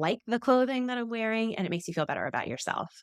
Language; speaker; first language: English; native; English